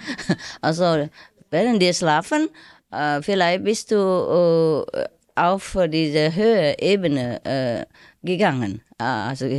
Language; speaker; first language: German; non-native, learner; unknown